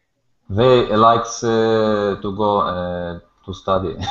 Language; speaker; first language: English; non-native, learner; Spanish